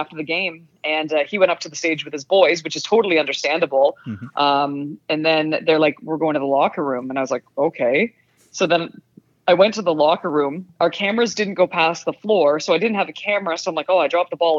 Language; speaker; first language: English; native; English